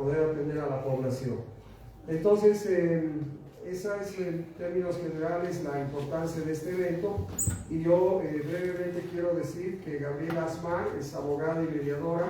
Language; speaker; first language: Spanish; native; Spanish